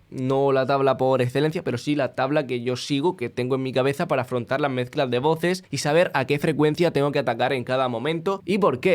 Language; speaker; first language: Spanish; native; Spanish